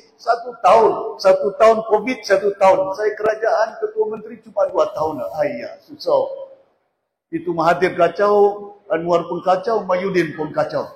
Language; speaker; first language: Malay; native; Malay